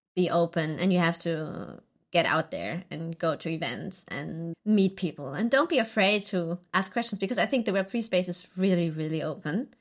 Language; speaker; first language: English; non-native, fluent; Italian